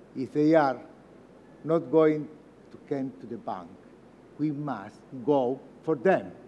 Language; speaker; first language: English; non-native, learner; Spanish